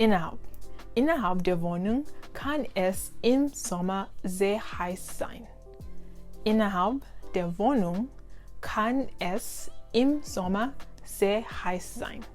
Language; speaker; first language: German; non-native, learner; English